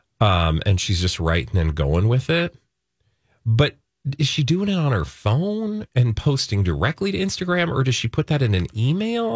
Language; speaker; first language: English; native; English